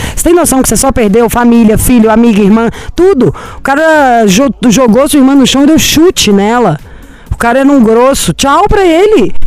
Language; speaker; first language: Portuguese; native; Portuguese